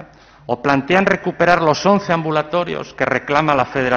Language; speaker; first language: Spanish; native; Spanish